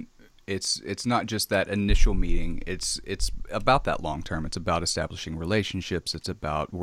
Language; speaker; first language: English; native; English